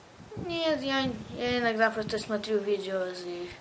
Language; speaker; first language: Russian; early bilingual, heritage; Russian